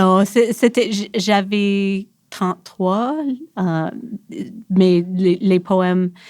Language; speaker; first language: French; non-native, local second language; English